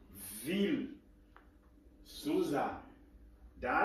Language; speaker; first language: German; non-native, learner; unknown